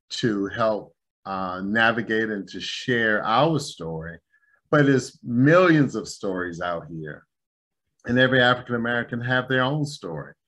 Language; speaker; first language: English; native; English